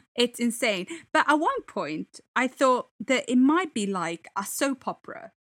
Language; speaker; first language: English; non-native, fluent; Italian